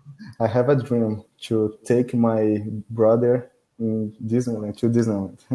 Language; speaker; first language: English; non-native, learner; Portuguese